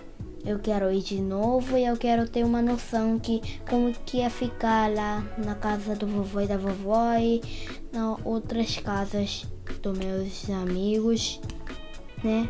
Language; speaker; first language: Portuguese; early bilingual, heritage; Portuguese